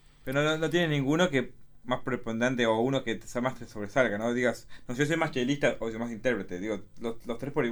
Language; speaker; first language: Spanish; native; Spanish